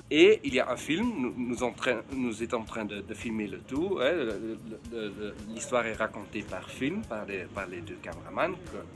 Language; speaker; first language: French; non-native, fluent; Dutch